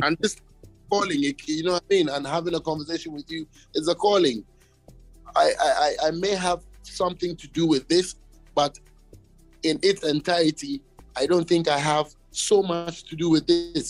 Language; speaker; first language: English; non-native, local second language; Ewe